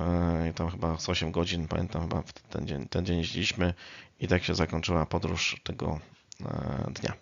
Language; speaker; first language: Polish; native; Polish